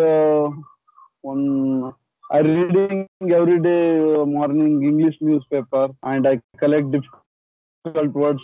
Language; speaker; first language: English; non-native, learner; Kannada